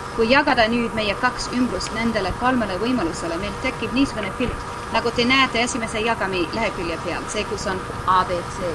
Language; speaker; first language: Estonian; non-native, fluent; English